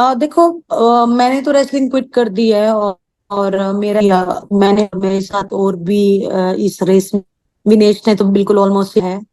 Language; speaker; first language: Hindi; native; Hindi